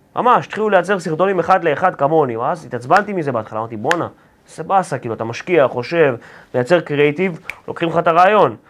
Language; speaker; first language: Hebrew; native; Hebrew